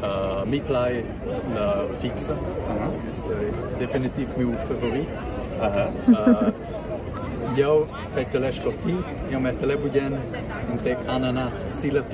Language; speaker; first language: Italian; non-native, local second language; Romansh